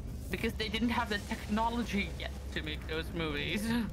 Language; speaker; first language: English; non-native, fluent; Dutch